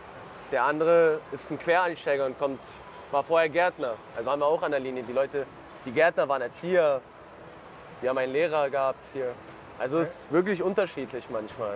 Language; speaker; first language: German; native; German